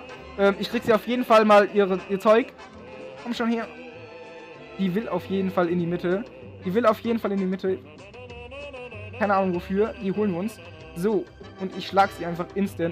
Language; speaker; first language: German; native; German